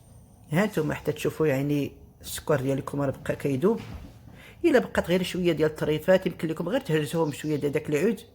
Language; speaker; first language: Arabic; native; Arabic